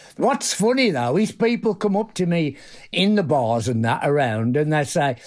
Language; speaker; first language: English; native; English